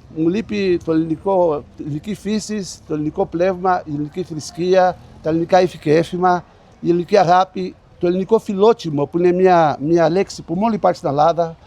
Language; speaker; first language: Greek; native; Greek